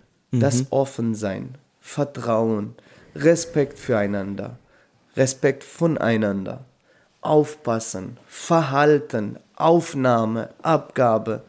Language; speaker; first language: German; non-native, fluent; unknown